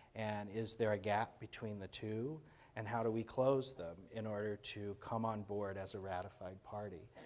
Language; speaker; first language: English; native; English